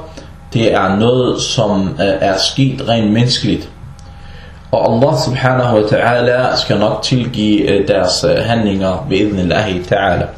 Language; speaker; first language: Danish; early bilingual, other home language; Arabic